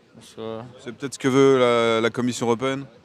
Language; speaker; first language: French; native; French